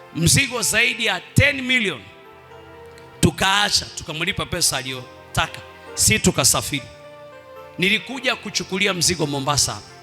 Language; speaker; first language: Swahili; non-native, local second language; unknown